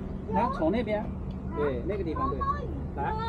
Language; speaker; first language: Chinese; non-native, learner; Filipino